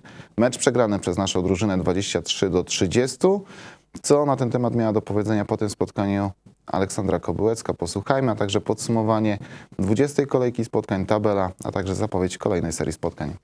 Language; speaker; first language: Polish; native; Polish